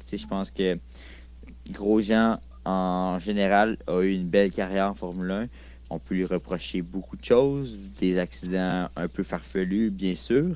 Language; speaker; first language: French; native; French